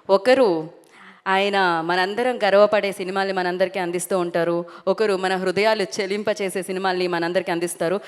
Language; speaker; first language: Telugu; native; Telugu